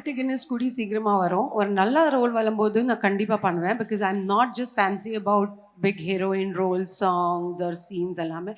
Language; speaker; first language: Tamil; non-native, fluent; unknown